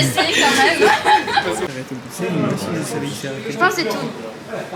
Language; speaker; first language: French; non-native, fluent; Greek